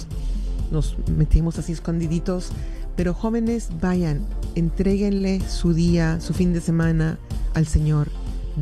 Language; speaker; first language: Spanish; native; Spanish